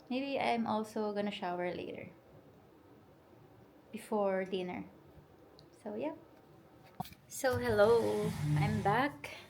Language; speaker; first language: English; non-native, local second language; Filipino